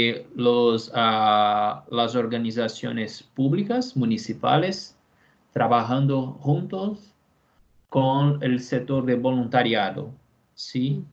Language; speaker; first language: Spanish; non-native, fluent; Portuguese